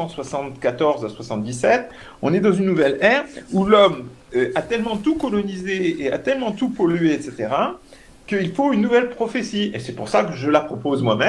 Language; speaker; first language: French; native; French